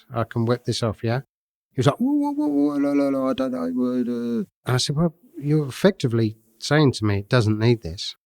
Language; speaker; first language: English; native; English